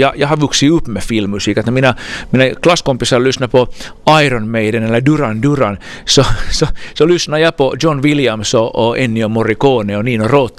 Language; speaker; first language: Swedish; native; Swedish